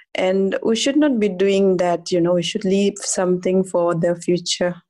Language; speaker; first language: English; non-native, local second language; Adi